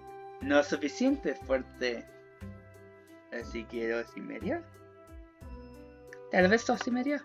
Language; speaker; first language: Spanish; non-native, learner; English